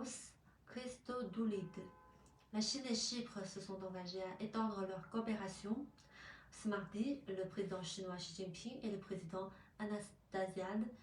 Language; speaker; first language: French; non-native, fluent; Chinese